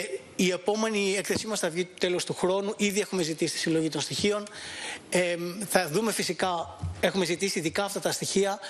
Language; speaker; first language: Greek; native; Greek